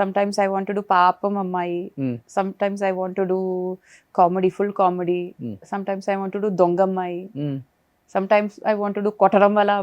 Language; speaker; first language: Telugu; non-native, fluent; Malayalam